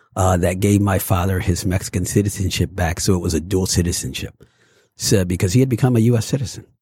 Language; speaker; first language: English; early bilingual, other home language; Spanish